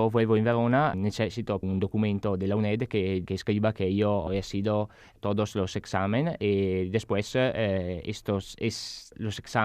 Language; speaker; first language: Spanish; non-native, learner; Italian